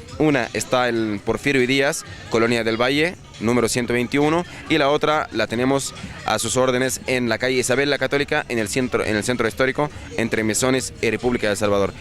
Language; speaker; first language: Spanish; non-native, fluent; Arabic